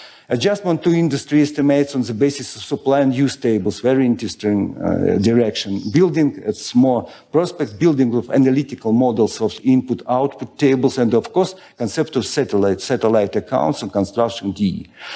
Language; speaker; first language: English; non-native, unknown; Russian